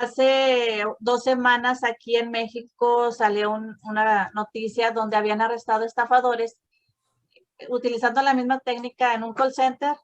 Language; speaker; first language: Spanish; native; Spanish